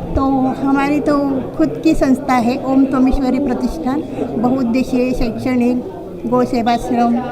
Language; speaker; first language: Hindi; non-native, local second language; Marathi